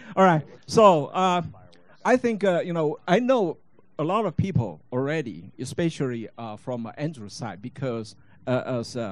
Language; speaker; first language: English; non-native, fluent; Chinese